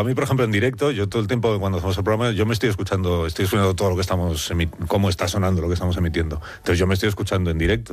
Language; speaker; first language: Spanish; native; Spanish